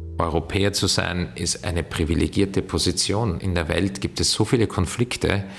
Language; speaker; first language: German; native; German